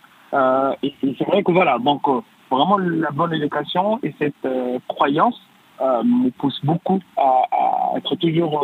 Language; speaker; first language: French; non-native, fluent; Arabic